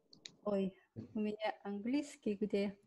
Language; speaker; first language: Russian; non-native, local second language; Kyrgyz